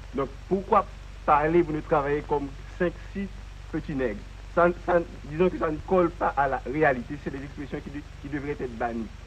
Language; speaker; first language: French; non-native, local second language; Haitian Creole